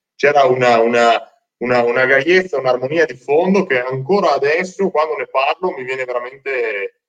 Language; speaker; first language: Italian; native; Italian